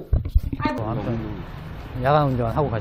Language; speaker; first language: Korean; native; Korean